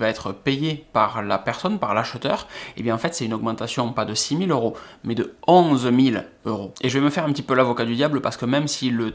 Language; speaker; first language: French; native; French